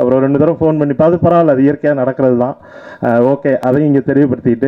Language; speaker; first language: Tamil; native; Tamil